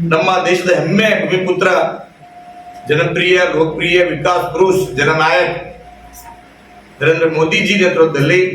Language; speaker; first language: Kannada; non-native, local second language; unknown